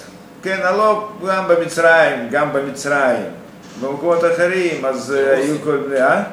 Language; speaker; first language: Hebrew; non-native, fluent; Russian